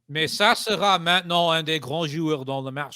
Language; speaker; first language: French; non-native, fluent; English